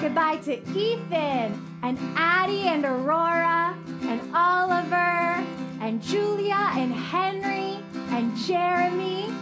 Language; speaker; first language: English; native; English